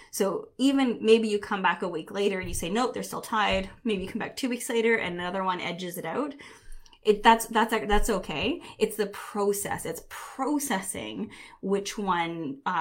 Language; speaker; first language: English; native; English